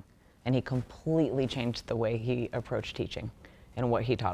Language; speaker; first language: English; native; English